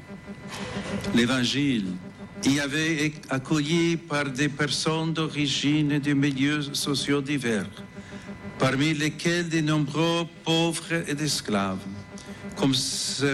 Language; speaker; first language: French; non-native, fluent; English